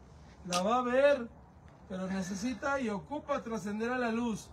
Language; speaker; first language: Spanish; native; Spanish